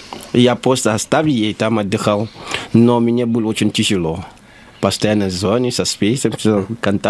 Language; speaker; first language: Russian; non-native, learner; Lingala